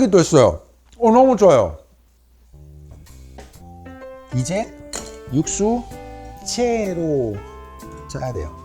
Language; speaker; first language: Korean; non-native, learner; Italian